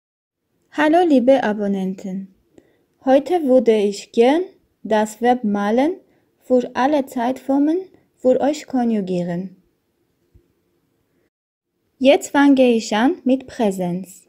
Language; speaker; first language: German; non-native, fluent; Armenian